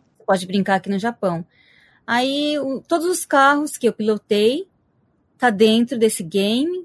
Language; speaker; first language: Portuguese; early bilingual, heritage; Portuguese